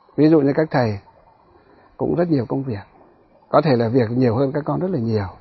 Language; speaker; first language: Vietnamese; non-native, local second language; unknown